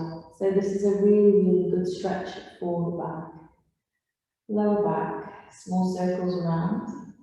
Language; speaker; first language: English; native; English